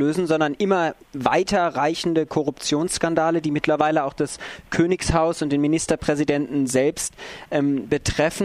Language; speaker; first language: German; native; German